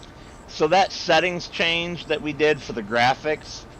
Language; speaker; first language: English; native; English